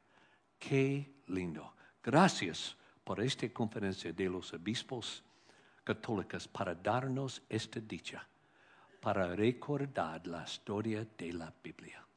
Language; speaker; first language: Spanish; non-native, learner; English